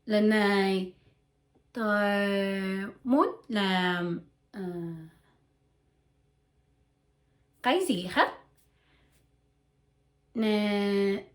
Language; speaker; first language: Vietnamese; non-native, learner; French